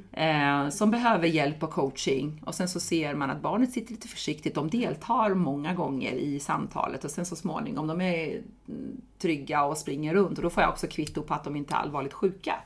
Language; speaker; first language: Swedish; non-native, fluent; Persian